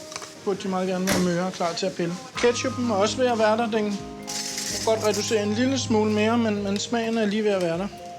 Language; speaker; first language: Danish; native; Danish